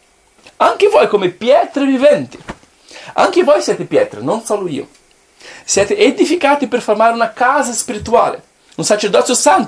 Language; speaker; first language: Italian; non-native, fluent; Portuguese